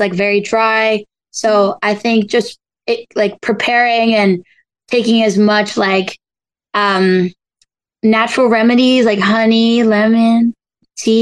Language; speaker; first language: English; native; English